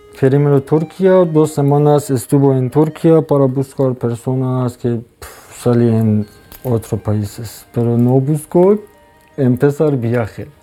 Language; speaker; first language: Spanish; non-native, learner; Persian